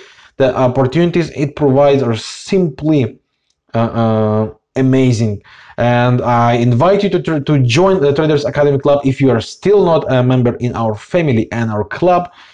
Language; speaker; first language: English; non-native, fluent; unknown